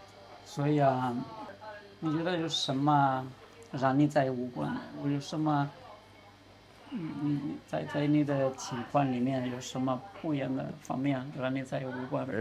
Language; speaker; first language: Chinese; non-native, learner; Spanish